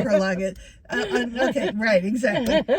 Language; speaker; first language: English; native; English